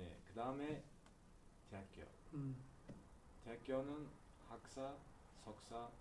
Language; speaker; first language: Korean; non-native, learner; Uzbek